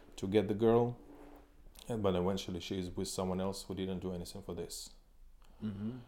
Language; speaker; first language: English; non-native, fluent; Ukrainian